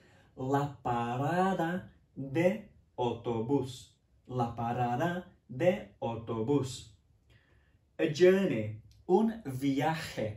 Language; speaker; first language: Spanish; non-native, fluent; English